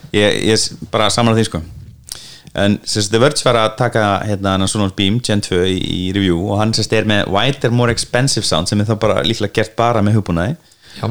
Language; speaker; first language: Icelandic; native; Icelandic